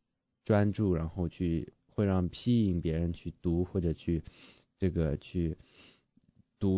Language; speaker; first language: Chinese; early bilingual, heritage; Chinese